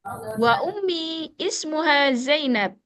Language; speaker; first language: Arabic; non-native, fluent; Indonesian